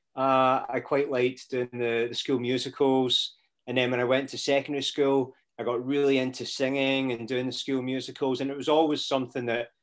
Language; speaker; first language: English; native; English